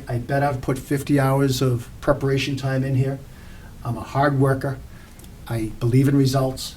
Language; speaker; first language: English; native; English